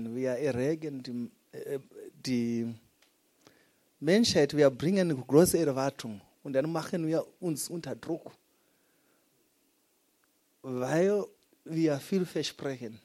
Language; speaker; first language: German; non-native, fluent; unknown